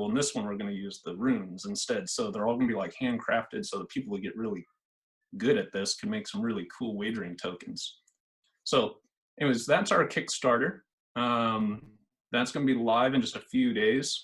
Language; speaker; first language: English; native; English